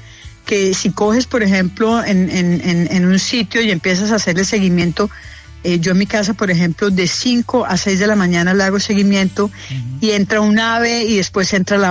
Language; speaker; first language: Spanish; native; Spanish